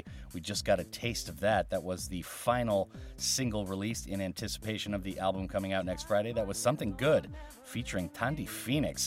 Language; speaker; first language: English; native; English